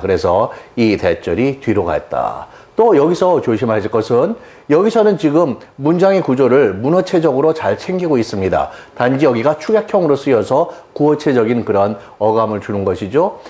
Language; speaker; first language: Korean; native; Korean